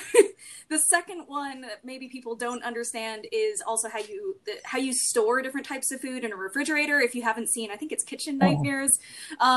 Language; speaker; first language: English; native; English